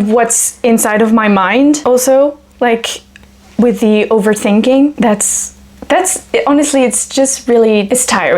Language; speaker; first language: English; non-native, fluent; French